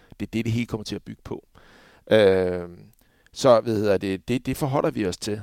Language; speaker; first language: Danish; native; Danish